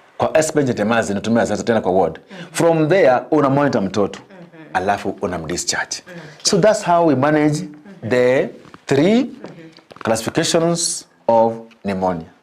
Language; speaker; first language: Swahili; non-native, local second language; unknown